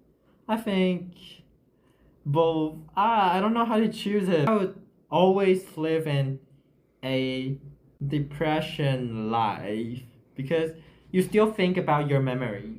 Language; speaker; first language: English; non-native, learner; Chinese